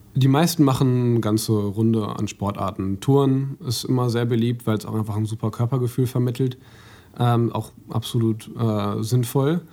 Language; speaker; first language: German; native; German